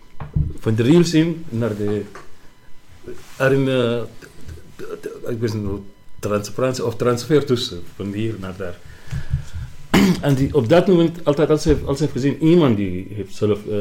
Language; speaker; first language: Dutch; non-native, learner; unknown